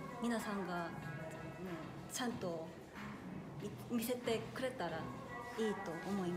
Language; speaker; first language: Japanese; non-native, fluent; Korean